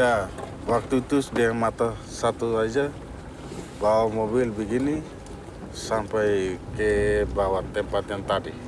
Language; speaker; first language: Indonesian; non-native, local second language; Tetum